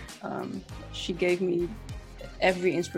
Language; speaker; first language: English; non-native, fluent; Dutch